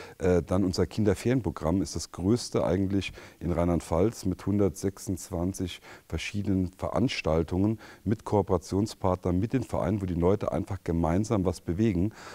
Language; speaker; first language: German; native; German